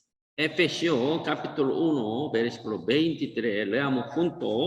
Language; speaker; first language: Spanish; non-native, learner; Korean